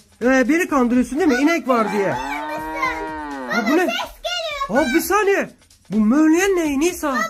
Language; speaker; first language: Turkish; native; Turkish